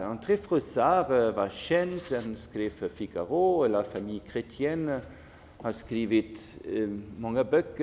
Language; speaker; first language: Swedish; non-native, fluent; German